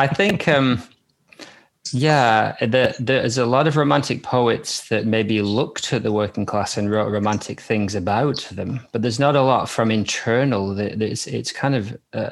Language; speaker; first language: English; native; English